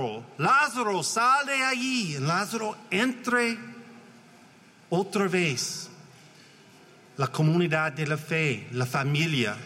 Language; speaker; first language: Spanish; non-native, learner; English